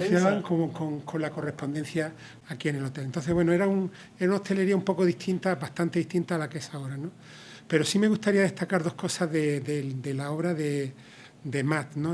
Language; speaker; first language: Spanish; native; Spanish